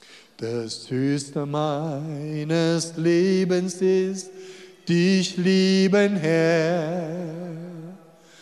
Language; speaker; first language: German; non-native, fluent; Chinese